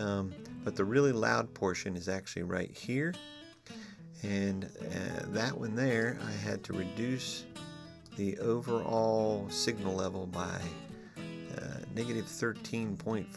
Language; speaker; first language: English; native; English